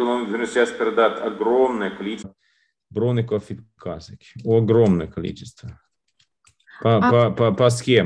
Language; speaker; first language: Russian; non-native, fluent; Lithuanian